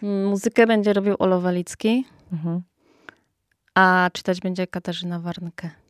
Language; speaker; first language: Polish; native; Polish